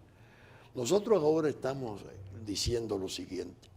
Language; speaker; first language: Spanish; native; Spanish